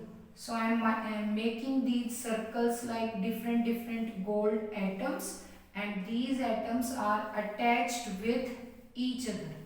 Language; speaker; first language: English; non-native, local second language; Hindi